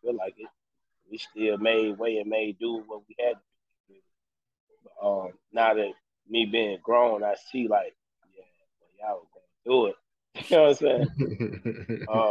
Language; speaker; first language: English; native; English